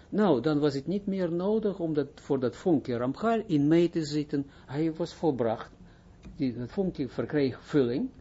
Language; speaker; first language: Dutch; non-native, fluent; Hebrew